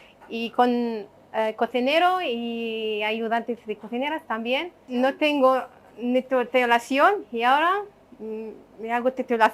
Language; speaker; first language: Spanish; non-native, learner; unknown